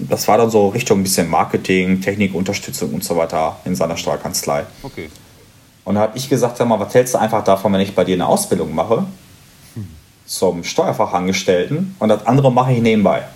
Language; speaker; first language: German; native; German